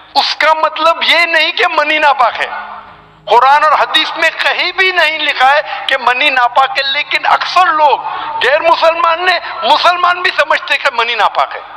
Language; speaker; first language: Urdu; non-native, local second language; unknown